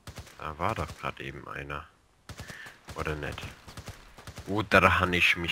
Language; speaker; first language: German; native; German